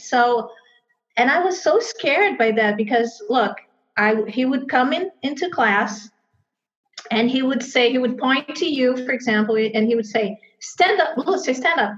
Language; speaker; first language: English; non-native, fluent; Portuguese